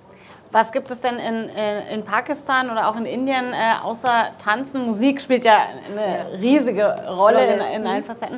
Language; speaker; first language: German; native; German